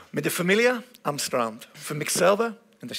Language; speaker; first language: German; non-native, fluent; English